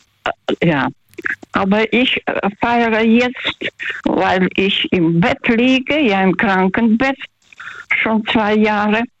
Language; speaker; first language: German; non-native, fluent; Russian